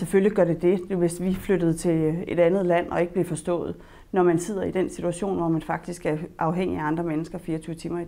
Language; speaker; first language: Danish; native; Danish